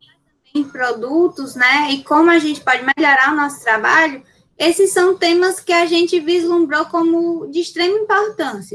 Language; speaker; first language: Portuguese; native; Portuguese